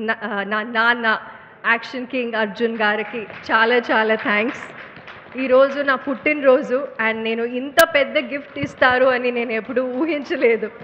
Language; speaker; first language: Telugu; non-native, local second language; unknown